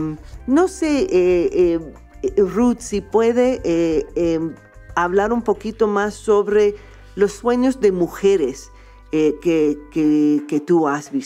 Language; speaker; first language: Spanish; non-native, fluent; English